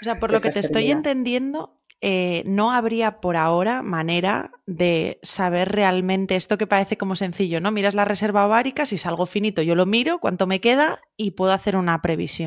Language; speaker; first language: Spanish; native; Spanish